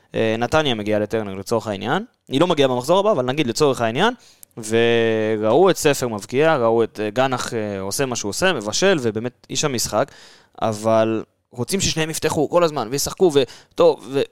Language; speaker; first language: Hebrew; native; Hebrew